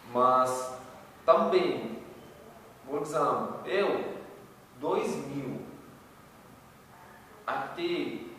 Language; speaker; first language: Portuguese; non-native, learner; Arabic